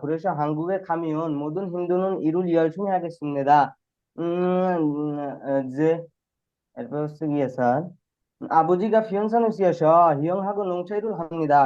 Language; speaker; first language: Korean; non-native, learner; Bangla